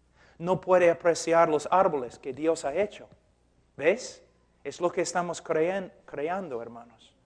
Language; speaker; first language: Spanish; non-native, fluent; English